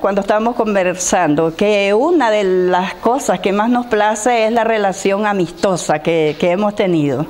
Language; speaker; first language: Spanish; native; Spanish